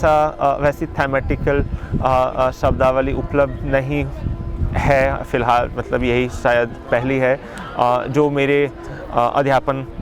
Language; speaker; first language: Hindi; native; Hindi